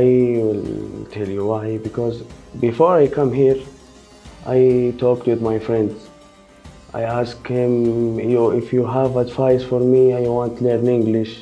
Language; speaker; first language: English; non-native, learner; Arabic